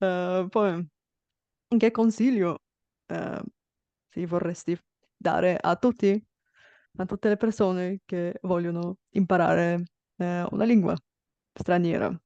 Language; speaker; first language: Italian; non-native, fluent; Bulgarian